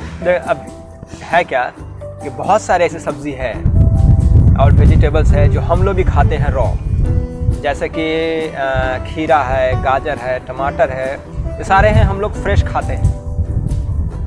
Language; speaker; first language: Hindi; native; Hindi